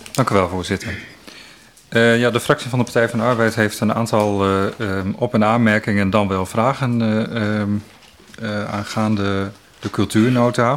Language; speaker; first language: Dutch; native; Dutch